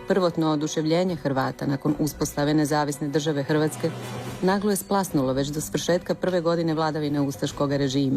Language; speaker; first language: Croatian; native; Croatian